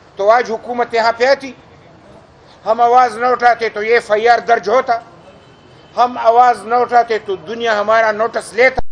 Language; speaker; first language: Urdu; non-native, local second language; Pashto